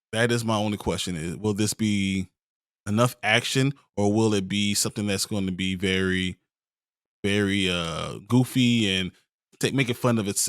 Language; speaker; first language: English; native; English